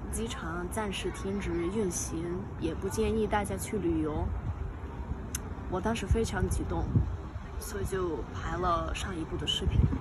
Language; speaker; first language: Chinese; non-native, fluent; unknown